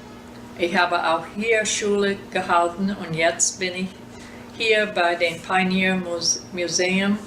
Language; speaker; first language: German; early bilingual, heritage; German